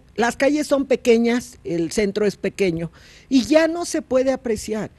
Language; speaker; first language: Spanish; native; Spanish